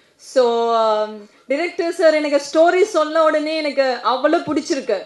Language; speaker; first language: Tamil; non-native, fluent; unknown